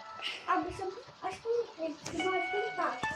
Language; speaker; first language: Czech; non-native, local second language; Polish